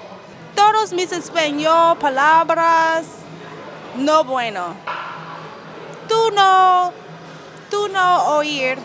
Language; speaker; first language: Spanish; non-native, learner; English